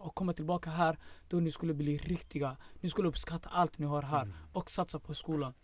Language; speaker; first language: Swedish; non-native, fluent; Somali